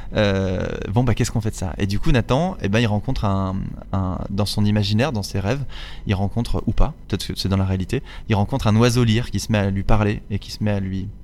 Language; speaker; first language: French; native; French